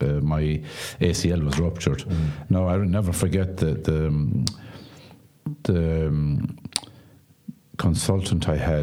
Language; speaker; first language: English; non-native, local second language; Irish